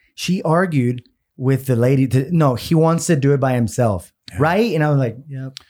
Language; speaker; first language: English; early bilingual, other home language; Spanish